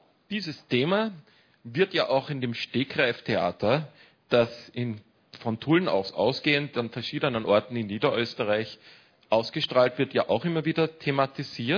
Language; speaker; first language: German; native; German